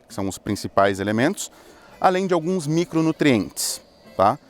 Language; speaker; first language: Portuguese; native; Portuguese